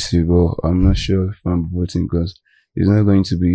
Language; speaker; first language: English; non-native, local second language; Yoruba